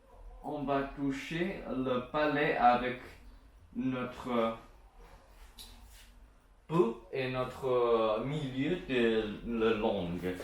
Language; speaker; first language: French; non-native, learner; Chinese